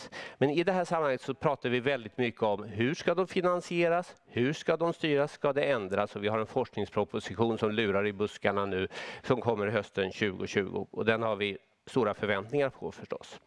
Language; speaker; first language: Swedish; native; Swedish